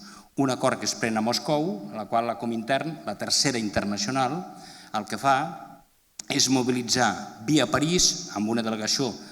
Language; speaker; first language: Catalan; native; Catalan